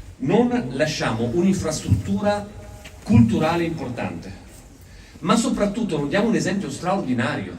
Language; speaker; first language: Italian; native; Italian